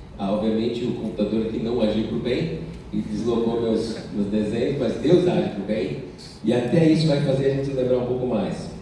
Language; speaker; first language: Portuguese; non-native, fluent; English